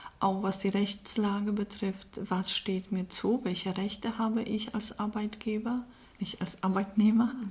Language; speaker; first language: German; non-native, fluent; Polish